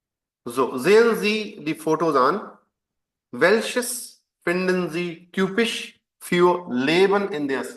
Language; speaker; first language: German; non-native, fluent; Hindi